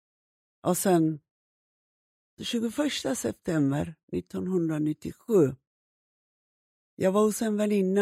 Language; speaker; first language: Swedish; non-native, fluent; Persian